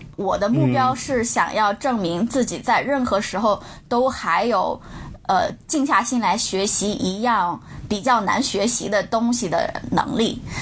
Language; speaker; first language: Chinese; native; Chinese